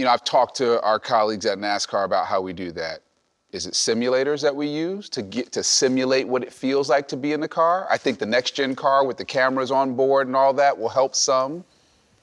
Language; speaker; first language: English; native; English